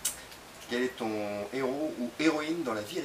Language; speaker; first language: French; native; French